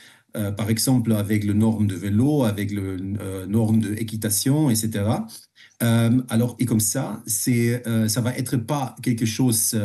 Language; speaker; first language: French; non-native, fluent; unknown